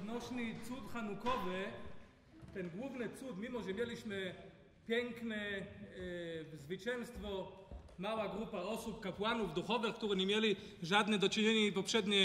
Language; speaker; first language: Polish; non-native, fluent; Hebrew